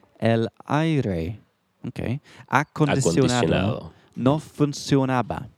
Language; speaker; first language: Spanish; non-native, learner; English